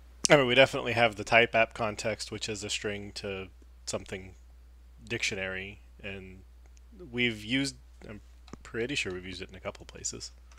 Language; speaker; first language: English; native; English